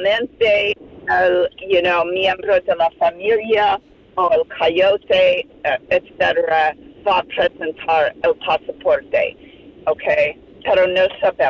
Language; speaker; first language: Spanish; non-native, learner; English